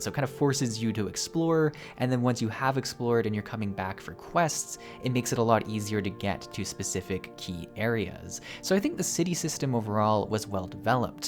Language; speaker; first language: English; native; English